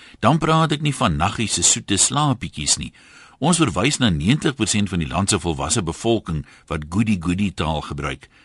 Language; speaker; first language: Afrikaans; native; Afrikaans